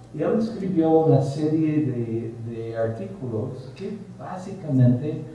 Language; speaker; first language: Spanish; non-native, fluent; English